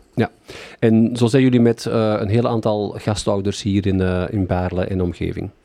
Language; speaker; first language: Dutch; native; Dutch